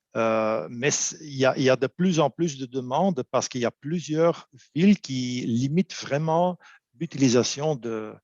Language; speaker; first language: French; non-native, local second language; Dutch